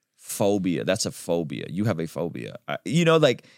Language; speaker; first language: English; early bilingual, other home language; Armenian